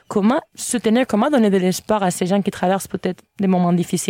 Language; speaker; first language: French; non-native, fluent; Spanish